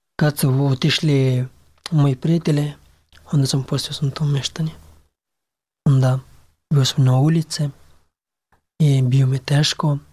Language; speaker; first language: Serbian; non-native, learner; Pashto